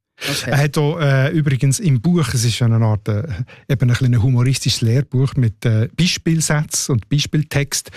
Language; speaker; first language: German; native; German